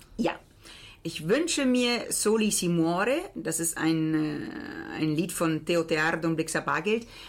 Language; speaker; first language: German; early bilingual, heritage; Italian